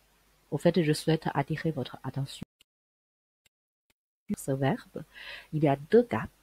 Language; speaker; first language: French; non-native, fluent; Chinese